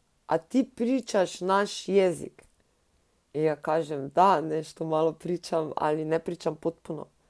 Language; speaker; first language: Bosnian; non-native, learner; Slovenian